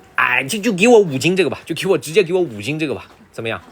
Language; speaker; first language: Chinese; early bilingual, other home language; English